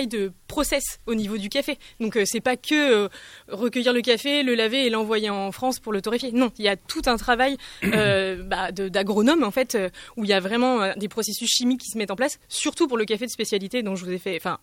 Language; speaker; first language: French; native; French